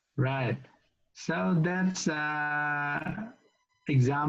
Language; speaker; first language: English; non-native, local second language; Indonesian